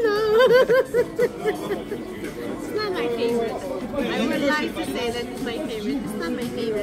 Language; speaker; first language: English; non-native, fluent; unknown